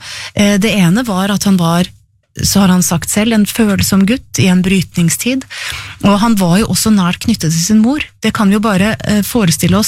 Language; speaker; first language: Norwegian; native; Norwegian